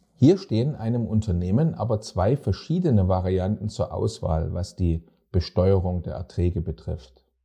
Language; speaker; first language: German; native; German